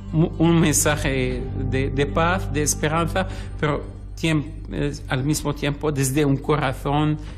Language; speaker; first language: Spanish; non-native, fluent; Arabic